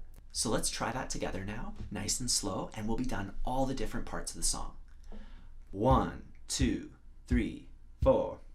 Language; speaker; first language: English; native; English